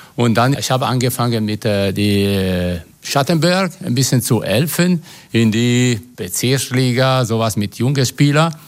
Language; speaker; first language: German; non-native, fluent; Italian